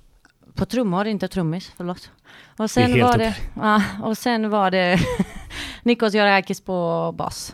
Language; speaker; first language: Swedish; non-native, fluent; Greek